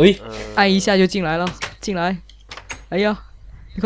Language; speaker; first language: Chinese; native; Chinese